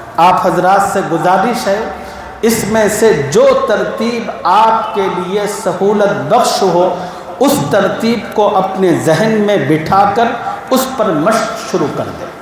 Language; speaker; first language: Urdu; native; Urdu